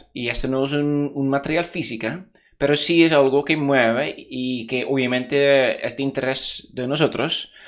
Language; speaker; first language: Spanish; non-native, fluent; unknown